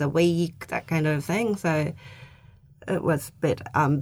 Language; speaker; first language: English; non-native, fluent; Japanese